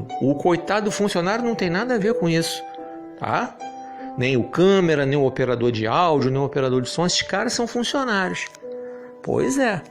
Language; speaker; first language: Portuguese; native; Portuguese